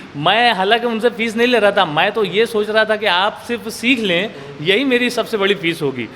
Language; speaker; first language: Urdu; native; Urdu